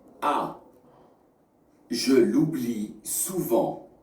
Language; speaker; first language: French; non-native, learner; Russian